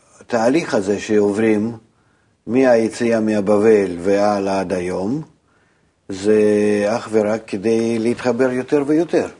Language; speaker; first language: Hebrew; non-native, fluent; Russian